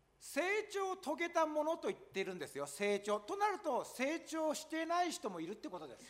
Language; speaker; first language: Japanese; non-native, fluent; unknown